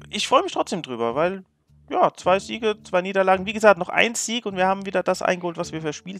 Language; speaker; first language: German; native; German